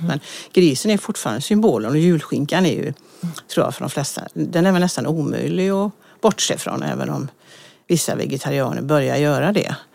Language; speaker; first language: Swedish; native; Swedish